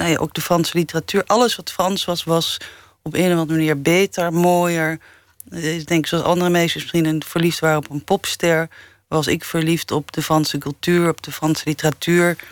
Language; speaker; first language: Dutch; early bilingual, other home language; English